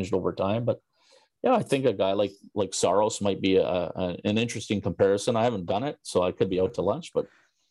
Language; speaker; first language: English; native; English